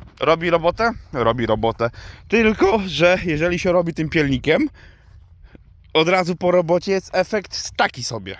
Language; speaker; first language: Polish; native; Polish